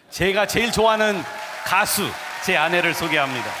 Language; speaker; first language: Korean; native; Korean